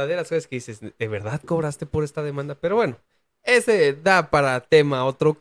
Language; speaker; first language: Spanish; native; Spanish